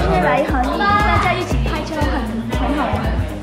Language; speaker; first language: Chinese; non-native, learner; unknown